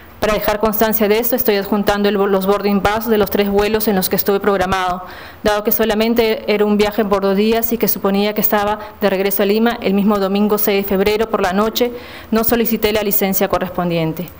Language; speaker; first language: Spanish; native; Spanish